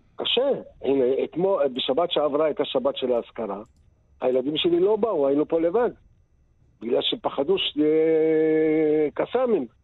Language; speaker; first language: Hebrew; native; Hebrew